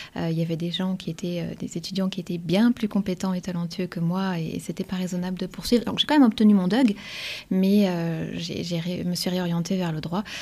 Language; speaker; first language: French; native; French